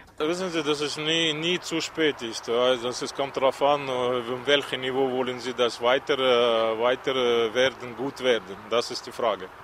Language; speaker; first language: German; non-native, learner; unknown